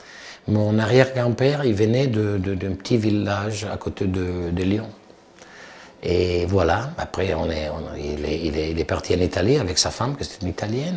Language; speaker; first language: French; non-native, fluent; Italian